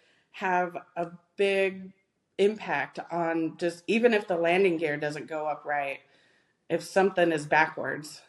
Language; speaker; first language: English; native; English